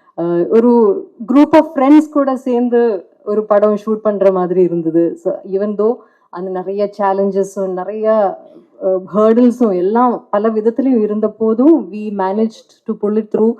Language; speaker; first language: Tamil; non-native, fluent; Malayalam